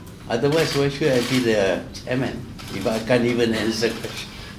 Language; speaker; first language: English; non-native, local second language; Malay